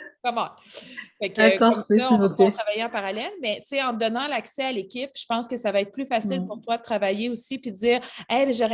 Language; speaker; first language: French; native; French